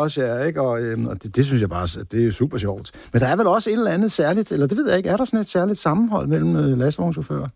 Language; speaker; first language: Danish; native; Danish